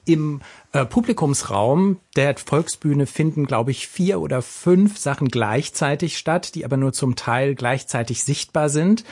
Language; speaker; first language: German; native; German